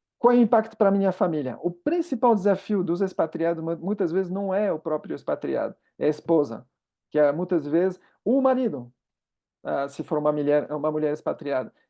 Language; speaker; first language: Portuguese; non-native, fluent; French